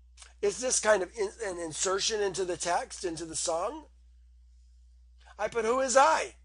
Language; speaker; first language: English; native; English